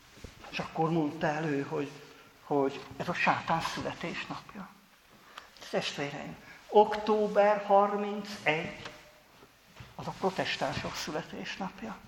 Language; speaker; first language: Hungarian; native; Hungarian